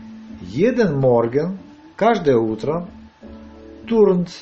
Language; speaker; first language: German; non-native, learner; Russian